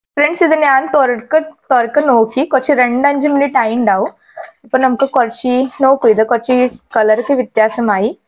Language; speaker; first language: Malayalam; non-native, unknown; Hindi